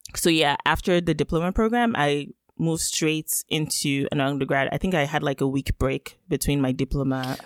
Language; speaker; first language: English; non-native, local second language; Yoruba